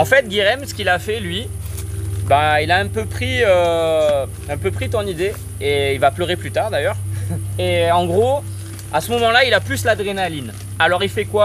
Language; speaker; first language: French; native; French